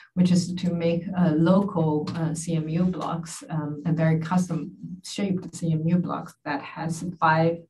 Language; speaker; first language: English; non-native, fluent; Chinese